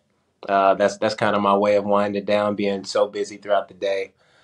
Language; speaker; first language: English; native; English